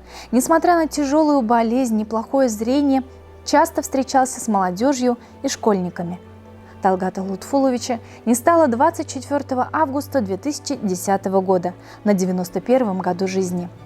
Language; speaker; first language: Russian; native; Russian